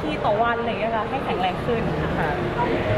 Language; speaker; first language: Thai; native; Thai